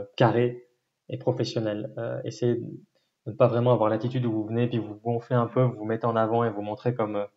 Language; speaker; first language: French; native; French